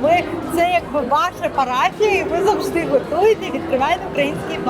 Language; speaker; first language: Ukrainian; native; Ukrainian